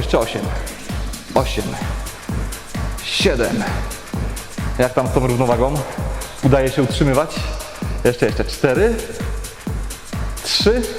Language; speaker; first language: Polish; native; Polish